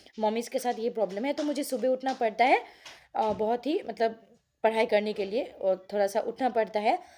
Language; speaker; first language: Hindi; non-native, local second language; Assamese